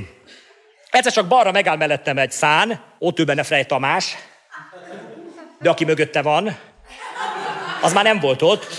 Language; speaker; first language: Hungarian; native; Hungarian